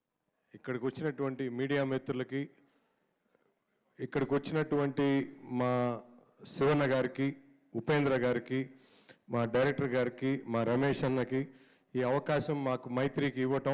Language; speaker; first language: Telugu; native; Telugu